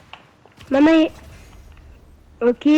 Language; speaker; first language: French; native; French